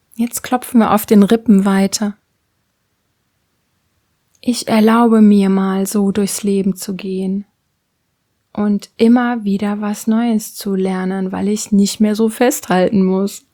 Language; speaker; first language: German; native; German